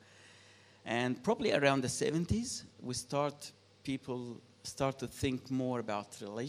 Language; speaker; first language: English; non-native, fluent; Arabic